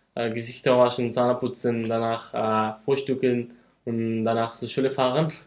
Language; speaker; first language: German; non-native, learner; Persian